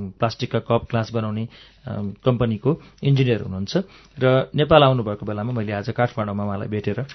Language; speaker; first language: Nepali; native; Nepali